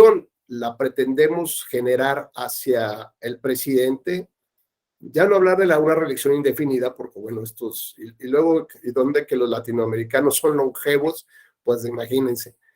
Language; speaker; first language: Spanish; native; Spanish